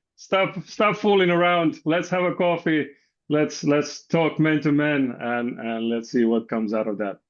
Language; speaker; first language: English; non-native, fluent; Estonian